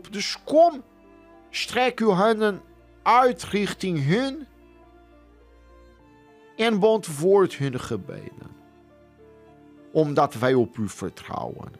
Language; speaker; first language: Dutch; non-native, fluent; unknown